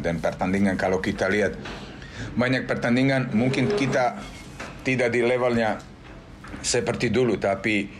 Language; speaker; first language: Indonesian; non-native, fluent; Serbian